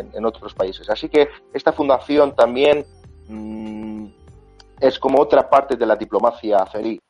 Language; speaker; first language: Spanish; non-native, fluent; Azerbaijani